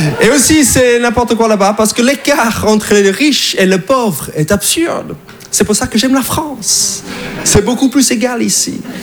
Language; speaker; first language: French; non-native, fluent; English